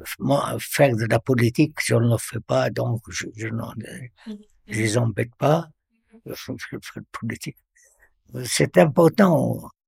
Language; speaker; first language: French; non-native, local second language; Arabic